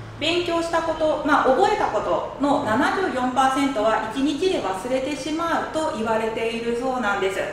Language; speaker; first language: Japanese; native; Japanese